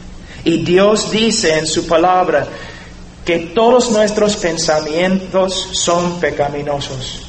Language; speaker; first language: Spanish; non-native, fluent; English